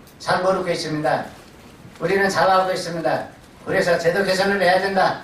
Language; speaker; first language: Korean; non-native, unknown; Nepali